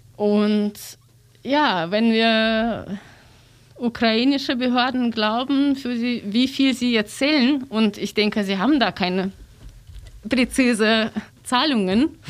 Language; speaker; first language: German; non-native, learner; Russian